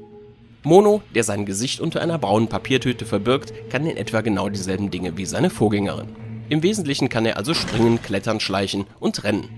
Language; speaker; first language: German; native; German